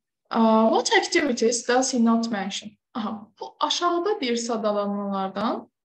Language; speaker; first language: English; non-native, fluent; Azerbaijani